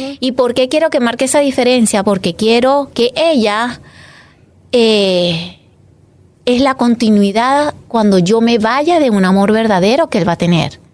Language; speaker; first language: Spanish; native; Spanish